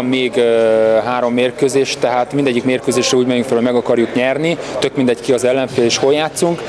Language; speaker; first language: Hungarian; native; Hungarian